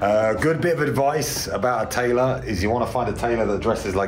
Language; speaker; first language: English; native; English